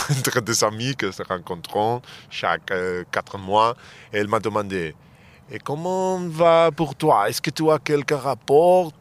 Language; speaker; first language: French; non-native, fluent; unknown